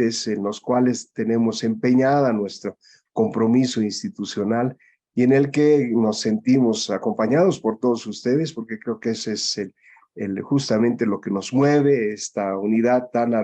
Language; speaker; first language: Spanish; native; Spanish